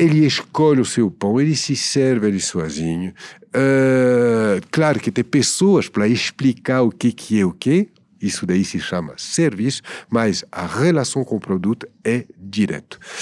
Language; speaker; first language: Portuguese; non-native, fluent; French